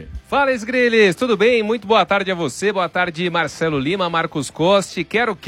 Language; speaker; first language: Portuguese; native; Portuguese